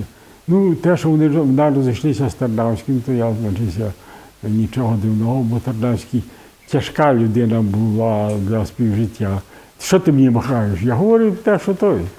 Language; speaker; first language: Ukrainian; early bilingual, heritage; Ukrainian